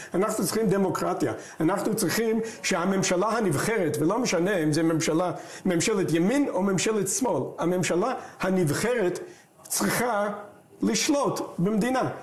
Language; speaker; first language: Hebrew; non-native, fluent; English